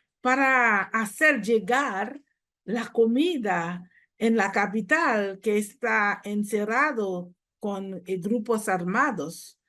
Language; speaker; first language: Spanish; non-native, fluent; Haitian Creole